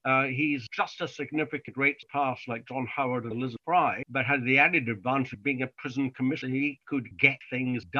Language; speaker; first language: English; native; English